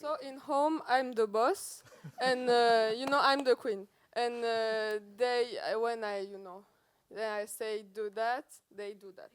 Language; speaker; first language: English; non-native, learner; Persian